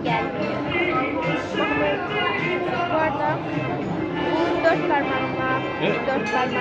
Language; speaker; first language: Turkish; non-native, local second language; Azerbaijani